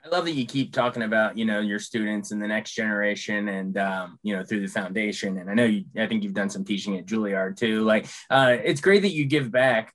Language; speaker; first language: English; native; English